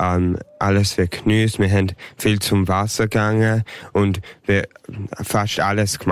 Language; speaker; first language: German; early bilingual, heritage; English